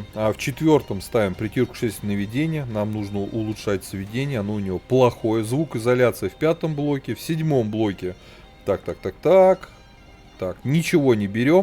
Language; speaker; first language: Russian; native; Russian